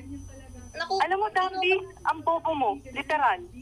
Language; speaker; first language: Filipino; native; Filipino